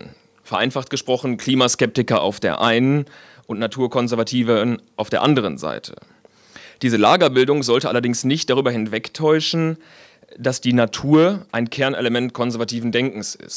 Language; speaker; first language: German; native; German